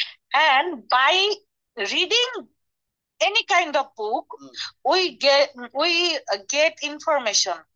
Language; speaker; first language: English; non-native, learner; Bangla